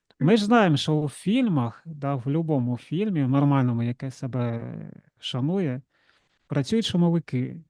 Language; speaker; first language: Ukrainian; non-native, local second language; Russian